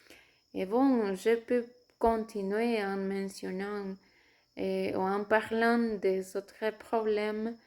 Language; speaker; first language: French; non-native, fluent; Spanish